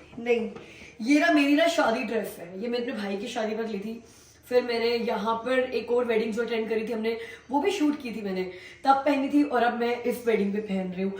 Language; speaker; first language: Hindi; native; Hindi